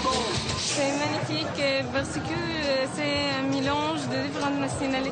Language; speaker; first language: French; non-native, learner; Arabic